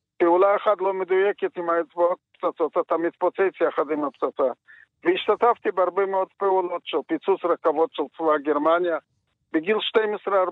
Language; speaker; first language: Hebrew; non-native, fluent; Yiddish